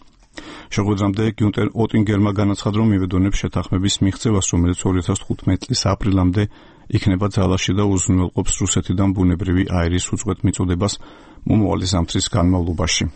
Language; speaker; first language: Georgian; native; Georgian